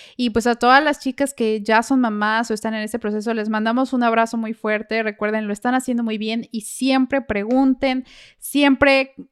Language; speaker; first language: Spanish; native; Spanish